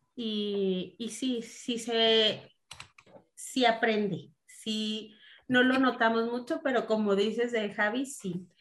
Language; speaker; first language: Spanish; native; Spanish